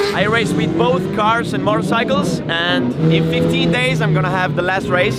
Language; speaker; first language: English; non-native, fluent; Italian